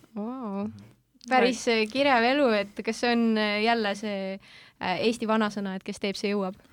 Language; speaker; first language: Estonian; native; Estonian